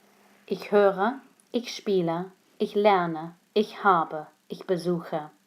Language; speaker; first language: German; non-native, fluent; English